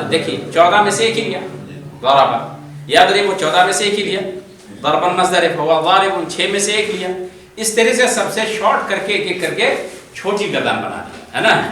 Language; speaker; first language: Urdu; non-native, local second language; Bangla